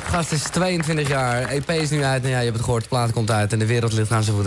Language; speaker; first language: Dutch; native; Dutch